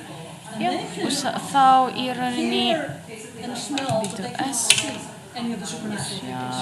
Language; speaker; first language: Icelandic; non-native, fluent; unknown